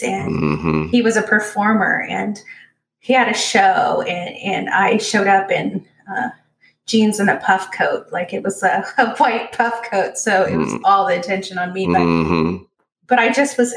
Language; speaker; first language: English; native; English